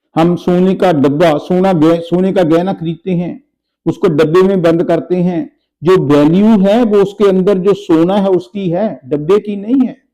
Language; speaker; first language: Hindi; non-native, local second language; Punjabi